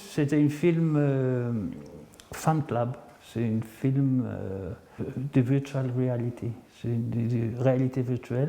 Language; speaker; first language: French; non-native, fluent; Greek